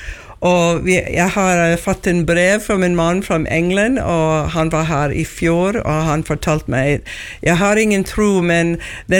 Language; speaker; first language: Norwegian; non-native, learner; English